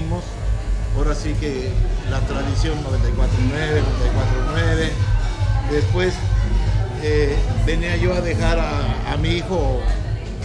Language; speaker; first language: Spanish; native; Spanish